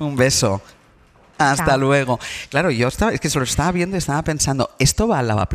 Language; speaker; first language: Spanish; native; Spanish